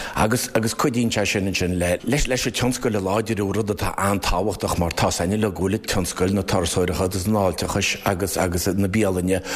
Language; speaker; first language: Irish; native; Irish